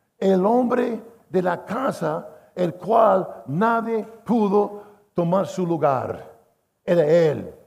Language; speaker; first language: Spanish; non-native, fluent; English